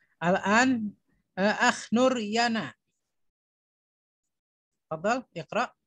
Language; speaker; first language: Arabic; non-native, fluent; Indonesian